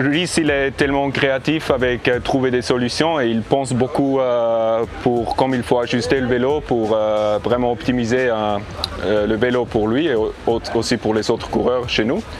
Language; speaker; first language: French; non-native, learner; English